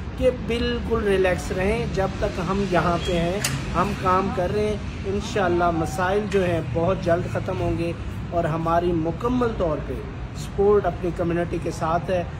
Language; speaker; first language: Urdu; native; Urdu